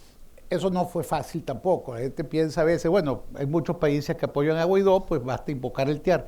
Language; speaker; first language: Spanish; native; Spanish